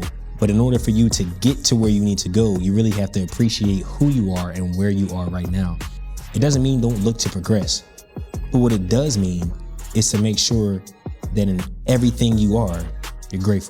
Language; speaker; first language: English; native; English